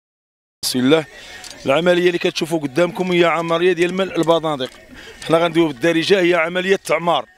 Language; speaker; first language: Arabic; native; Arabic